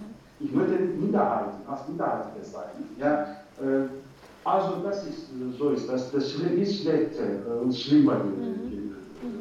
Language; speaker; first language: German; non-native, learner; Turkish